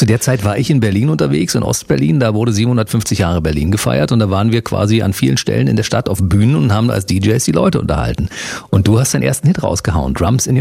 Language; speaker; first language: German; native; German